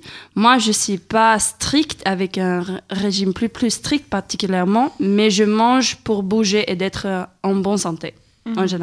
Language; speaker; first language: French; non-native, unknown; Swedish